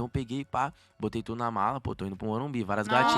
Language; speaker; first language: Portuguese; native; Portuguese